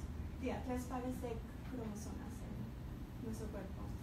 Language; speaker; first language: Spanish; early bilingual, heritage; Spanish